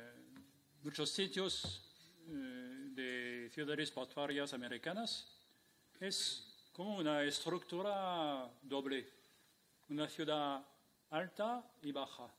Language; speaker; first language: Spanish; non-native, fluent; French